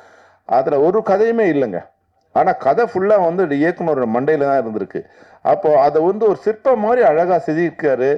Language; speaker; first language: Tamil; native; Tamil